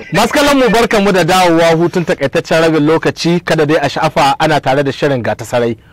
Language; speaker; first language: Hausa; native; Hausa